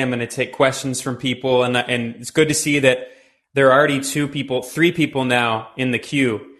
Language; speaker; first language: English; native; English